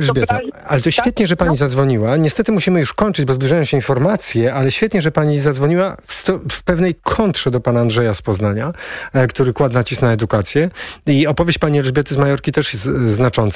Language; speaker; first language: Polish; native; Polish